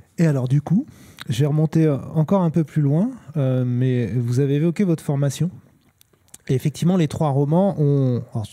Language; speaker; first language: French; native; French